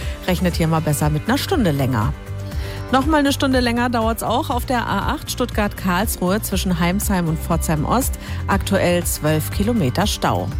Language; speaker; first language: German; native; German